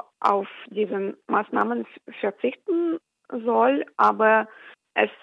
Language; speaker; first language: German; non-native, fluent; Russian